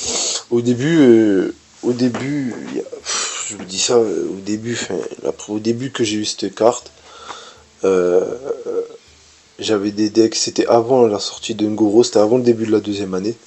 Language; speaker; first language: French; native; French